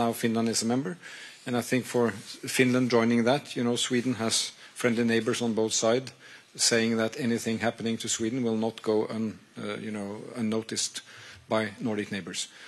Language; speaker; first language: English; non-native, fluent; Norwegian